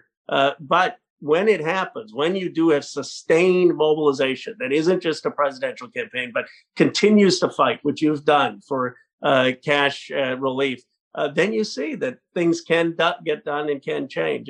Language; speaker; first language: English; native; English